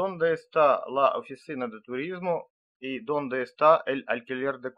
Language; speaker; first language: Spanish; non-native, learner; Russian